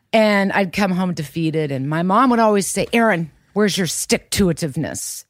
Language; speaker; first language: English; native; English